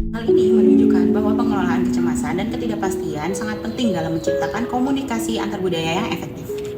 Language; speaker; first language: Indonesian; native; Indonesian